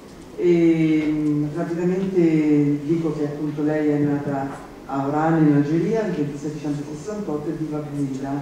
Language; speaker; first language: Italian; native; Italian